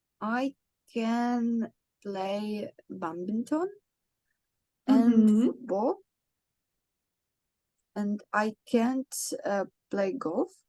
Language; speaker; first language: English; non-native, learner; Ukrainian